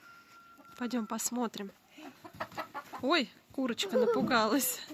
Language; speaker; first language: Russian; native; Russian